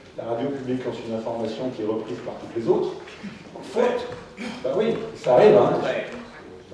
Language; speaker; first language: French; native; French